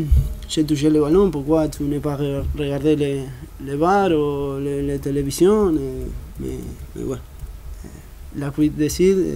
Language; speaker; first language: French; non-native, learner; Spanish